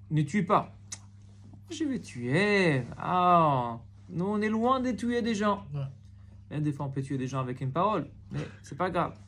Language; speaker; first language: French; non-native, fluent; Hebrew